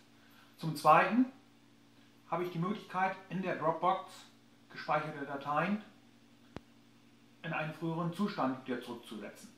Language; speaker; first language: German; native; German